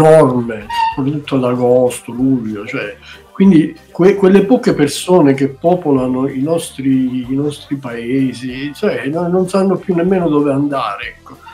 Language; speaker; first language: Italian; native; Italian